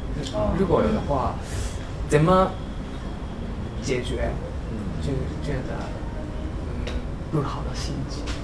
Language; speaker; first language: Chinese; non-native, learner; Japanese